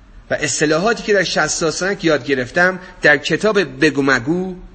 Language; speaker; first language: Persian; native; Persian